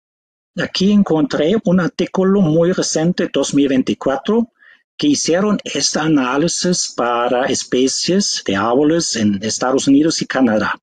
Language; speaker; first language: Spanish; non-native, fluent; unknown